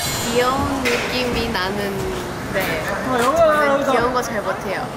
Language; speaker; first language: Korean; non-native, fluent; Thai